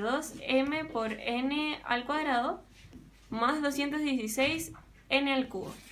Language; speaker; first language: Spanish; native; Spanish